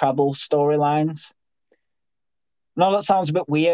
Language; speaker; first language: English; native; English